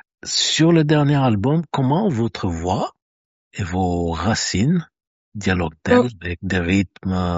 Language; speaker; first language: French; native; French